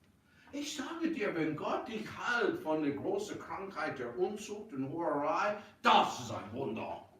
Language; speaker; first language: German; non-native, fluent; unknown